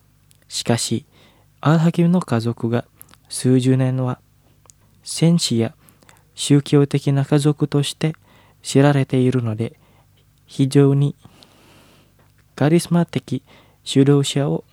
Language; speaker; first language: Japanese; non-native, fluent; Indonesian